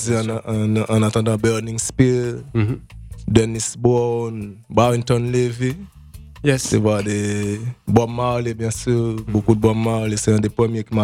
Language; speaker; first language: French; native; French